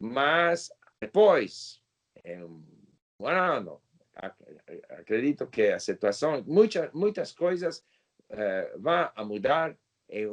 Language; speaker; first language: Portuguese; non-native, learner; English